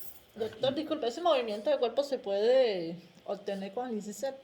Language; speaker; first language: Spanish; native; Spanish